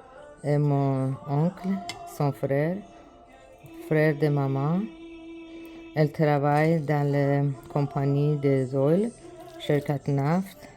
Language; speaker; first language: French; non-native, learner; Persian